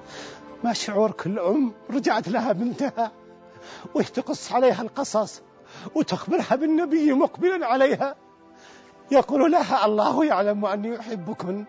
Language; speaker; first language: Arabic; native; Arabic